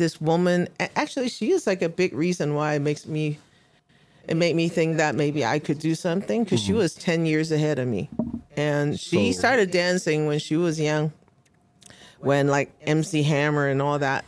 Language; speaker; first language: English; non-native, local second language; Cantonese